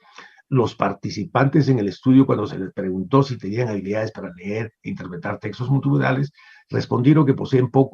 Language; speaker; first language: Spanish; native; Spanish